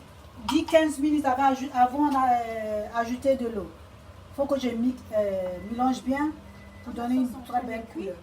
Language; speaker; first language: French; non-native, learner; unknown